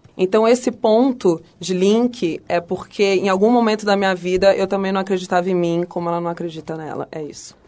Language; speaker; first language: Portuguese; early bilingual, other home language; Spanish